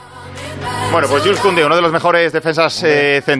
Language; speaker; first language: Spanish; native; Spanish